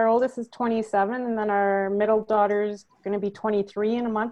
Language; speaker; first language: English; native; English